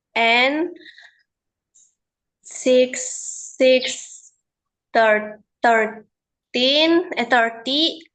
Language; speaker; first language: English; non-native, learner; Indonesian